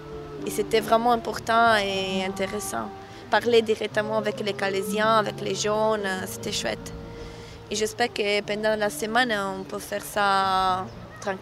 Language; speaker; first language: French; non-native, learner; Italian